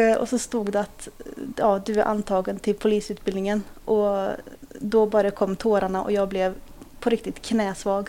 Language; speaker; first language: Swedish; early bilingual, other home language; Kurdish